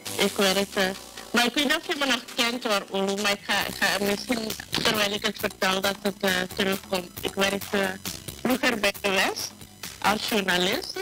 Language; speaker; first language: Dutch; native; Dutch